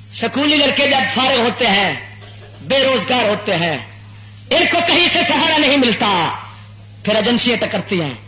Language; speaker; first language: Urdu; non-native, local second language; Punjabi